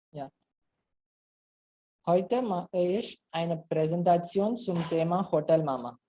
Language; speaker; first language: German; non-native, learner; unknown